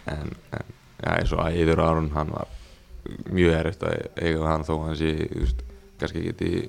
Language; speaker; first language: Icelandic; early bilingual, heritage; English